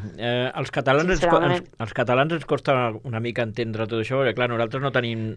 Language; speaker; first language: Catalan; native; Catalan